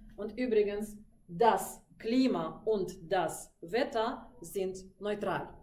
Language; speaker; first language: German; non-native, fluent; Russian